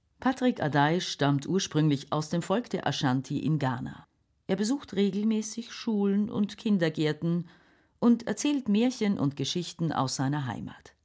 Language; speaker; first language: German; native; German